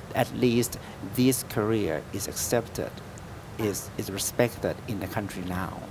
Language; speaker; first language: English; non-native, fluent; Thai